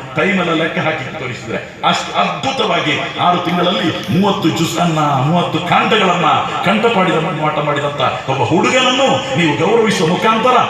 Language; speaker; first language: Kannada; non-native, local second language; Badaga